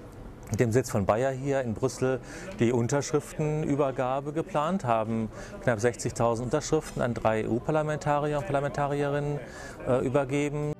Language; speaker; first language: German; native; German